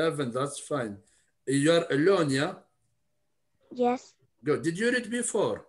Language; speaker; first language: English; non-native, fluent; Arabic